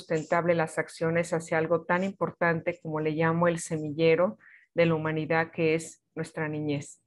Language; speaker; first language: Spanish; native; Spanish